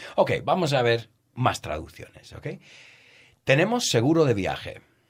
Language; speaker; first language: Spanish; non-native, fluent; English